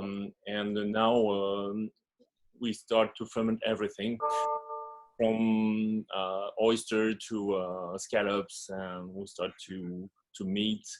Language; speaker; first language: English; non-native, fluent; French